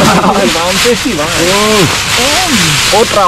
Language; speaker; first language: Spanish; non-native, learner; Filipino